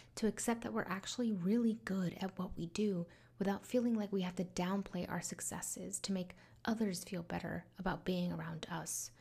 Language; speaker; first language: English; early bilingual, other home language; Spanish